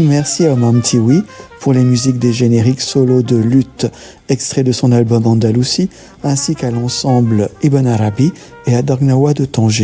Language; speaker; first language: French; native; French